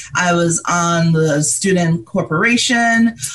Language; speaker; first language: English; native; English